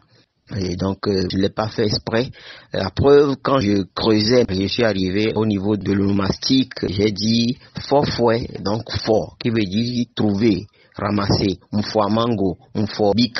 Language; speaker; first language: French; non-native, local second language; Ewe